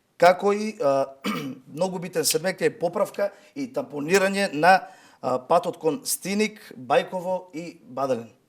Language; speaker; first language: Macedonian; native; Macedonian